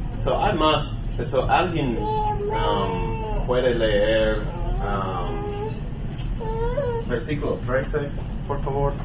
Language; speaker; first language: Spanish; non-native, learner; English